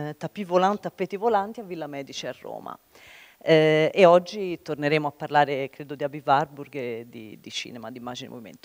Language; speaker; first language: Italian; native; Italian